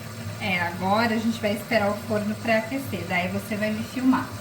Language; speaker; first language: Portuguese; native; Portuguese